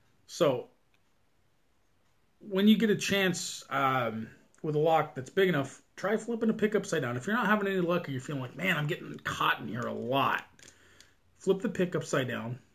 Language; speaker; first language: English; native; English